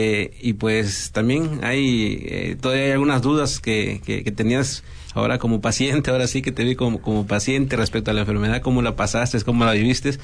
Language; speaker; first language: Spanish; native; Spanish